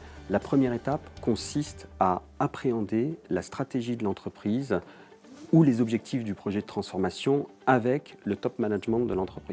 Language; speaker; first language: French; native; French